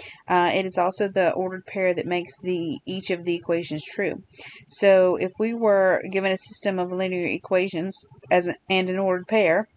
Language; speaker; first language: English; native; English